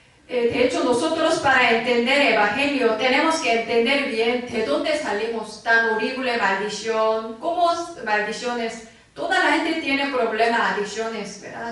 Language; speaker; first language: Spanish; non-native, learner; Korean